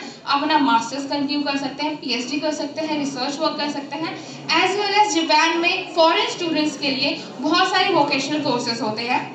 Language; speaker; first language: Hindi; native; Hindi